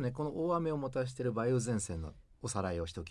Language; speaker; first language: Japanese; native; Japanese